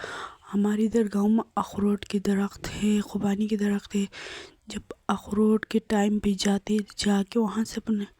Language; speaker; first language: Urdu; non-native, local second language; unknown